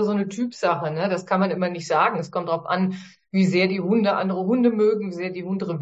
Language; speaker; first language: German; native; German